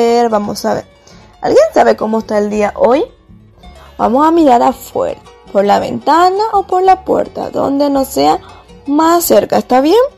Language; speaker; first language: Spanish; native; Spanish